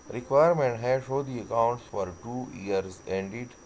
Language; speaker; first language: English; non-native, local second language; Urdu